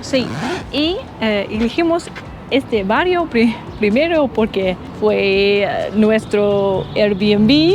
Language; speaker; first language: Spanish; non-native, learner; English